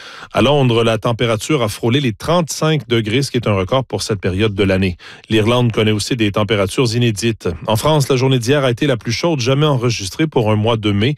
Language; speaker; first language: French; native; French